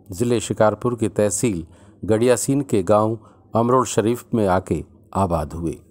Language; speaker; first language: Urdu; non-native, local second language; Sindhi